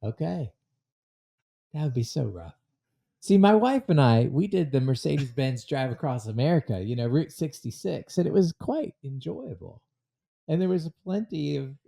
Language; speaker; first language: English; native; English